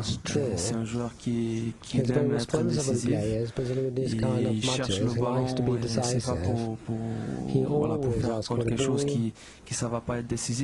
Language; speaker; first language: French; non-native, fluent; Portuguese